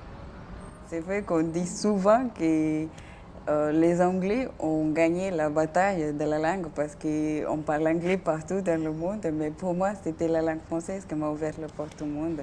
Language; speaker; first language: French; non-native, fluent; Portuguese